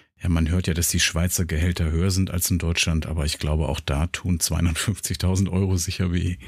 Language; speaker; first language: German; native; German